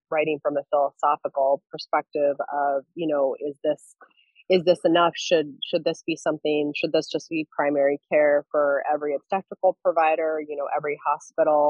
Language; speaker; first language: English; native; English